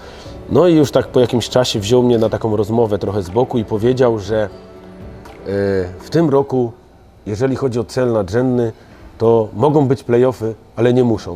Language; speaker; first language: Polish; native; Polish